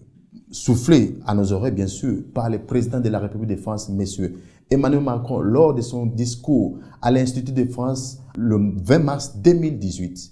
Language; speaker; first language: French; non-native, fluent; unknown